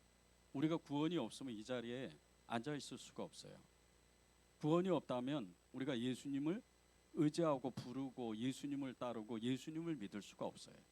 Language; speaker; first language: Korean; native; Korean